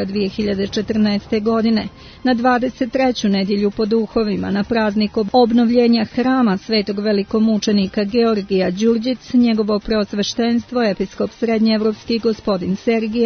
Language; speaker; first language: Croatian; native; Croatian